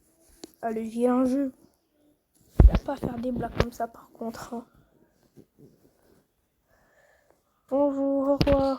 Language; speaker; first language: French; native; French